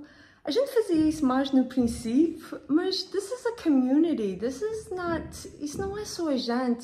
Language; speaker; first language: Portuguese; early bilingual, heritage; Portuguese